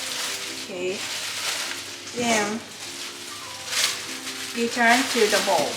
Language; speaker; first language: English; non-native, learner; Japanese